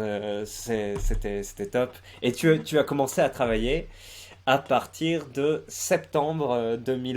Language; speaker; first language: French; native; French